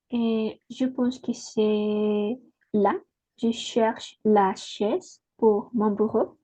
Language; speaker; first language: French; non-native, learner; Spanish